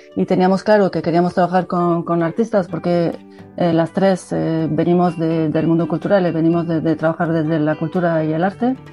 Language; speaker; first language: Spanish; non-native, fluent; French